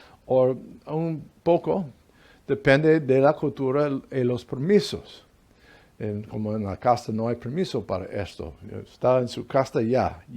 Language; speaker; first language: Spanish; non-native, fluent; English